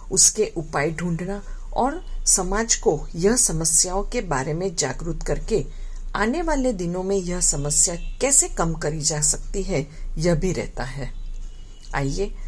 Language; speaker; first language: Hindi; non-native, local second language; Gujarati